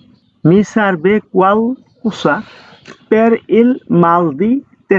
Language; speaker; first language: Italian; non-native, fluent; Bangla